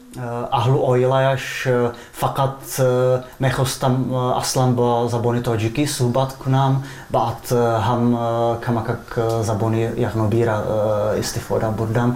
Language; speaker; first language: Persian; non-native, fluent; Czech